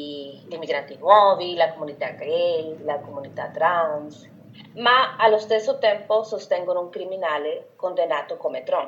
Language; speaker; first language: Italian; non-native, fluent; Spanish